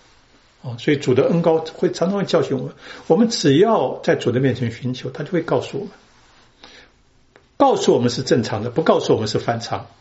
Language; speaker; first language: Chinese; native; Chinese